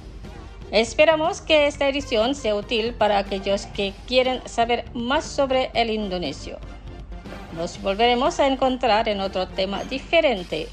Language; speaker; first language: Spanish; non-native, fluent; Indonesian